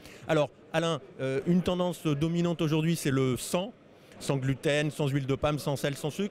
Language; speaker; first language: French; native; French